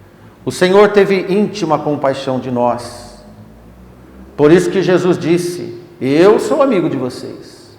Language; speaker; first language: Portuguese; native; Portuguese